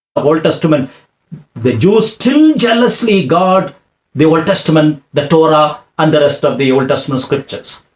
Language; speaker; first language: English; non-native, local second language; Tamil